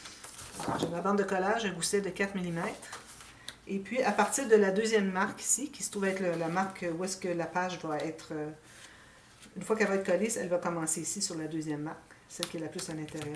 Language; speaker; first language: French; native; French